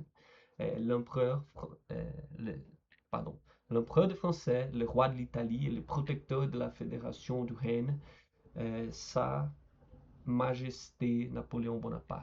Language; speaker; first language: French; non-native, learner; Portuguese